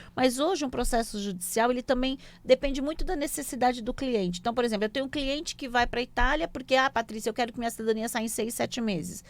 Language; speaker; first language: Portuguese; native; Portuguese